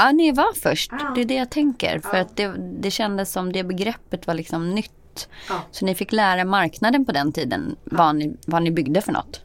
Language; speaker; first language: Swedish; native; Swedish